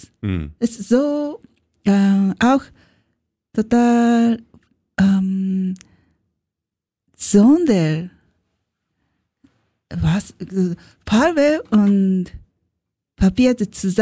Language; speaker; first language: German; non-native, learner; Japanese